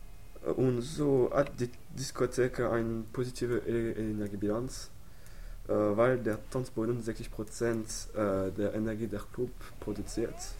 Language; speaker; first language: German; non-native, learner; French